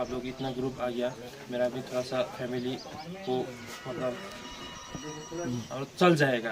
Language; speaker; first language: Hindi; non-native, local second language; Nepali